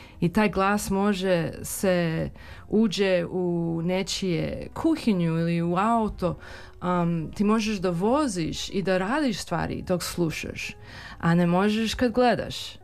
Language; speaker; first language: Serbian; early bilingual, heritage; Serbian